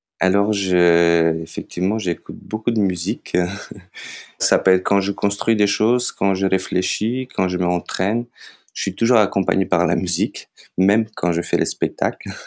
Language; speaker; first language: French; non-native, fluent; Macedonian